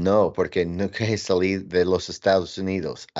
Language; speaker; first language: Spanish; non-native, learner; English